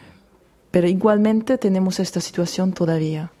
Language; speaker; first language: Spanish; non-native, fluent; German